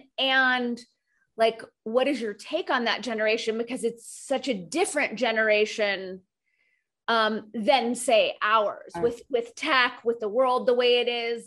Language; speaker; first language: English; native; English